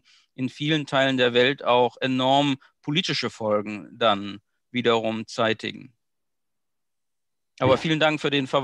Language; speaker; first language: German; native; German